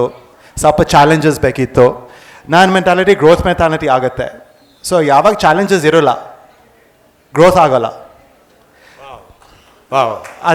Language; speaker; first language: Kannada; non-native, fluent; English